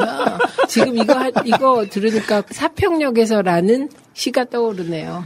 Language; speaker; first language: Korean; native; Korean